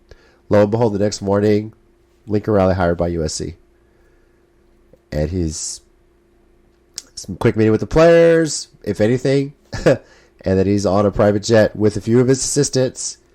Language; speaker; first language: English; native; English